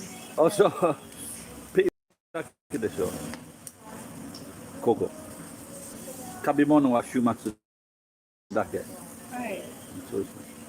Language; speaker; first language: Japanese; non-native, learner; English